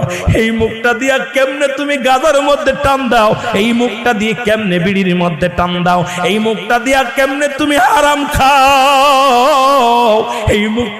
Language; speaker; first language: Bangla; native; Bangla